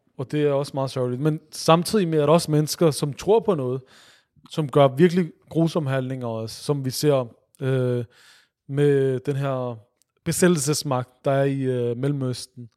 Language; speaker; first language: Danish; early bilingual, other home language; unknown